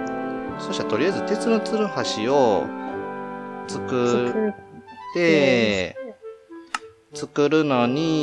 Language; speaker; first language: Japanese; native; Japanese